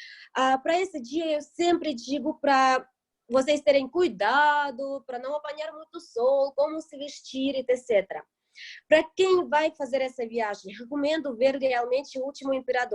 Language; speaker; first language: Portuguese; non-native, fluent; Russian